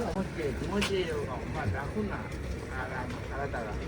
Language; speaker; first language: Japanese; native; Japanese